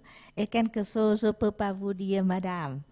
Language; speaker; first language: French; non-native, learner; Vietnamese